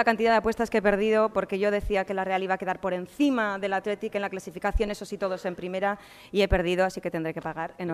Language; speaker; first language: Spanish; native; Spanish